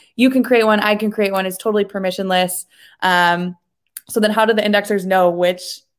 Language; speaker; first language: English; native; English